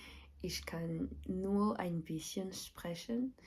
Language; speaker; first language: German; non-native, learner; French